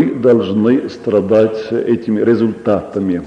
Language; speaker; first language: Russian; non-native, local second language; Estonian